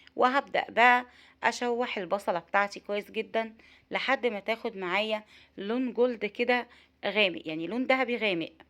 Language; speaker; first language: Arabic; native; Arabic